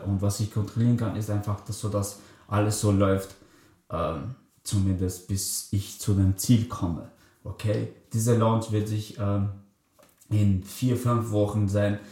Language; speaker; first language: German; early bilingual, other home language; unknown